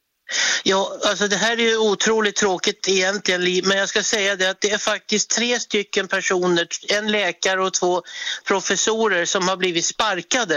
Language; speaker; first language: Swedish; native; Swedish